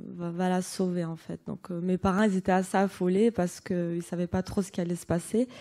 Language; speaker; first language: French; native; French